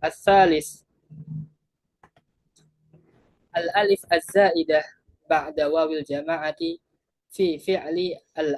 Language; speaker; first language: Arabic; non-native, fluent; Indonesian